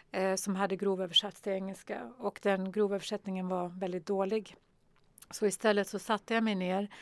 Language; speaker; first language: Swedish; early bilingual, other home language; Arabic